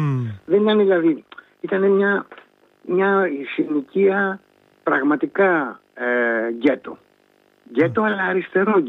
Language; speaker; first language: Greek; native; Greek